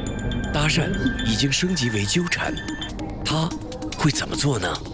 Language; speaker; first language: Chinese; native; Chinese